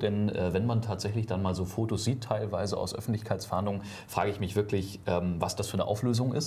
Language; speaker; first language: German; native; German